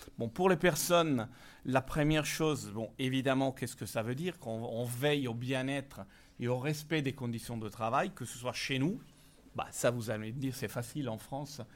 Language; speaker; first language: French; non-native, fluent; Italian